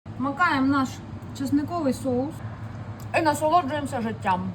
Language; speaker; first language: Ukrainian; native; Ukrainian